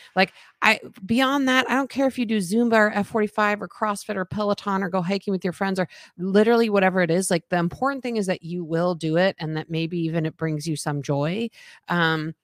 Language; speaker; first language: English; native; English